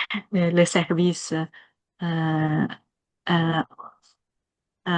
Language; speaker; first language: French; non-native, learner; Chinese